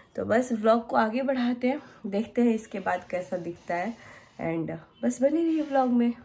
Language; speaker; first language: Hindi; native; Hindi